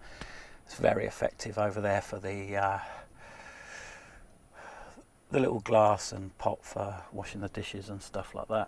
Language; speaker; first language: English; native; English